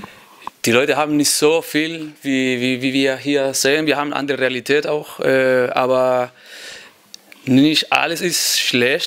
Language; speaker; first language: German; non-native, fluent; Spanish